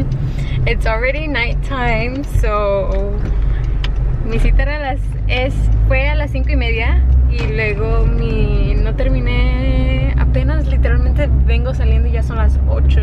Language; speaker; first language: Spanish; early bilingual, heritage; Spanish